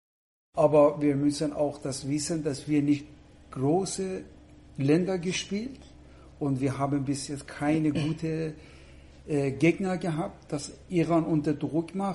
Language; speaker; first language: German; non-native, fluent; Persian